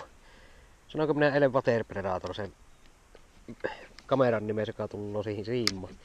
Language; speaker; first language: Finnish; native; Finnish